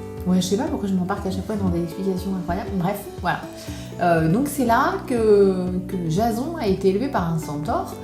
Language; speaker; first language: French; native; French